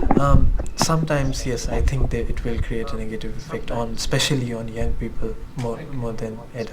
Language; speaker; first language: English; non-native, fluent; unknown